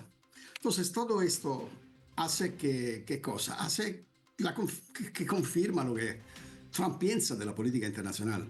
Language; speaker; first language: Spanish; non-native, fluent; Italian